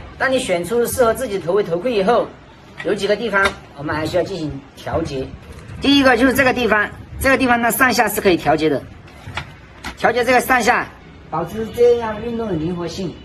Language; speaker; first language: Chinese; native; Chinese